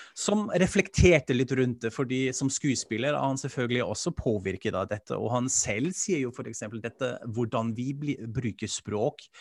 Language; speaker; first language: Norwegian; non-native, fluent; German